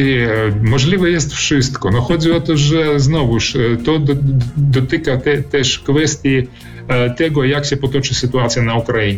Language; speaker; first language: Polish; early bilingual, heritage; Polish